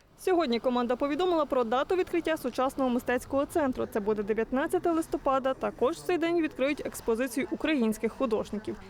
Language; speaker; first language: Ukrainian; native; Ukrainian